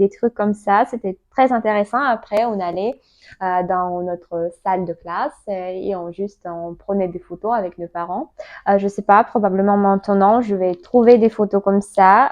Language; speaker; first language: French; non-native, learner; Russian